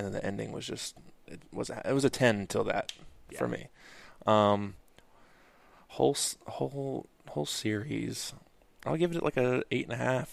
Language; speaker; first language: English; native; English